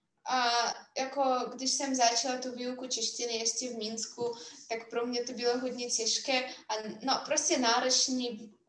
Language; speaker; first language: Czech; non-native, fluent; Russian